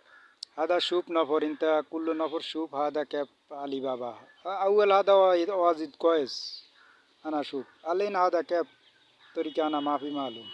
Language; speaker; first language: Arabic; non-native, learner; Bangla